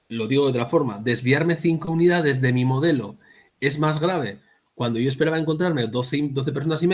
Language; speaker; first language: Spanish; native; Spanish